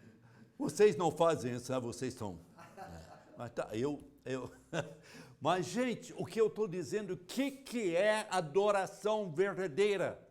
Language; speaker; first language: Portuguese; non-native, fluent; English